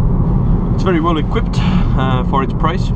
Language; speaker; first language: English; non-native, fluent; Estonian